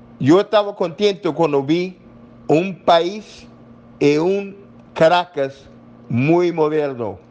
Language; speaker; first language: Spanish; non-native, learner; English